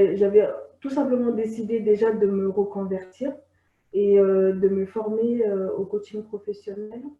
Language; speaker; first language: French; non-native, local second language; Sango